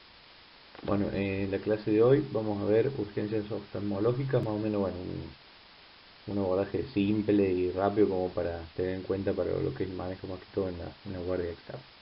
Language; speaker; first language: Spanish; native; Spanish